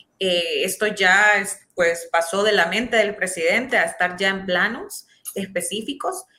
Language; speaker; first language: Spanish; native; Spanish